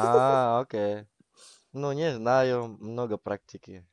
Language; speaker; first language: Russian; non-native, learner; Indonesian